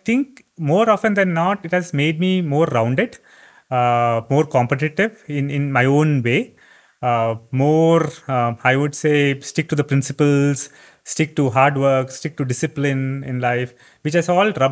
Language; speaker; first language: English; non-native, local second language; Tamil